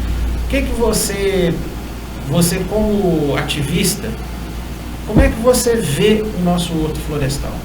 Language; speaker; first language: Portuguese; native; Portuguese